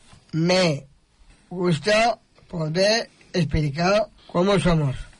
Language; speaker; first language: Spanish; non-native, learner; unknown